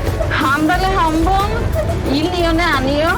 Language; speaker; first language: Korean; non-native, local second language; Bangla